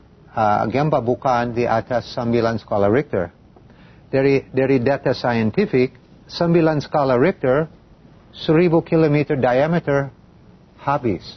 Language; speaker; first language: Indonesian; non-native, fluent; English